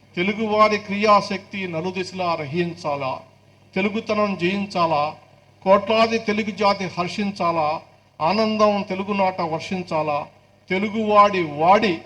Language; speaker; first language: Telugu; native; Telugu